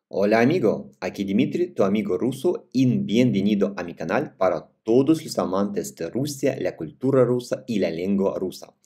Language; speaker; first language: Spanish; non-native, fluent; Russian